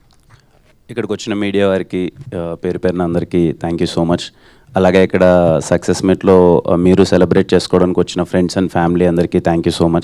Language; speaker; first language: Telugu; native; Telugu